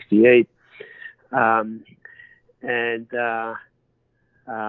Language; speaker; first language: English; non-native, fluent; French